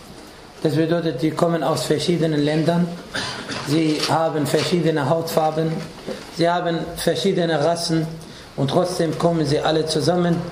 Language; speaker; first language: German; non-native, fluent; Arabic